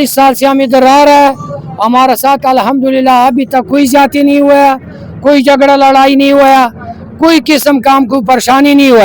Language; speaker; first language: Hindi; non-native, learner; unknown